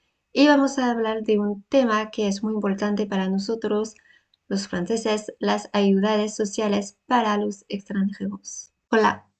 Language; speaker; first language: Spanish; non-native, learner; French